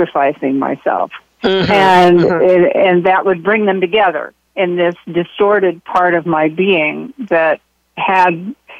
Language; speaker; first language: English; native; English